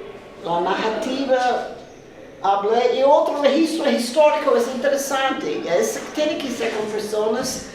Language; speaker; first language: Spanish; non-native, fluent; English